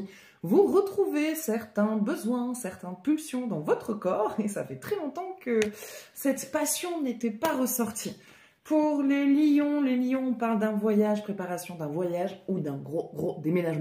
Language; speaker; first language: French; native; French